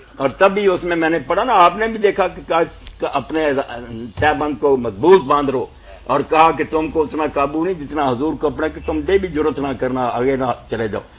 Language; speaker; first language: Urdu; non-native, local second language; Punjabi